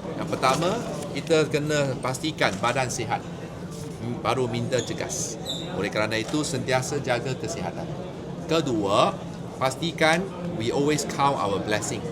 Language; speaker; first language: Malay; native; Malay